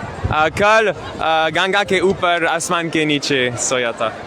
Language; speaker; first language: Hindi; non-native, learner; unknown